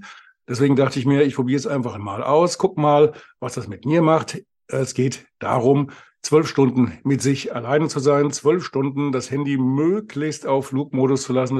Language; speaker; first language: German; native; German